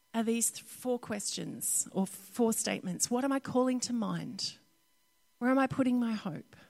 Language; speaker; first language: English; native; English